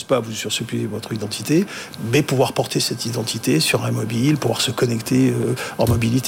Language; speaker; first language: French; native; French